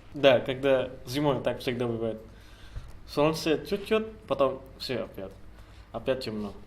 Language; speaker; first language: Russian; non-native, learner; Indonesian